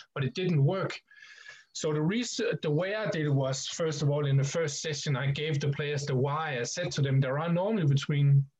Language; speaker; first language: English; non-native, fluent; Danish